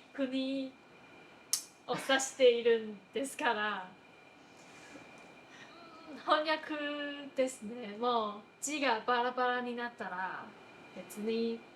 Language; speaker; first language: Japanese; non-native, fluent; Chinese